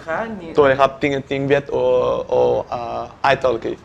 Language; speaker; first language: Vietnamese; non-native, learner; Dutch